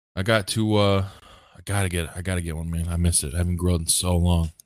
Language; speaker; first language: English; early bilingual, other home language; Japanese